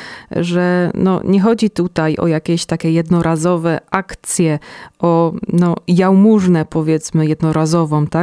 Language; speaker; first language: Polish; native; Polish